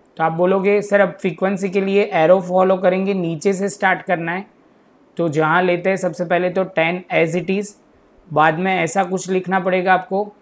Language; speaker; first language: Hindi; non-native, local second language; Gujarati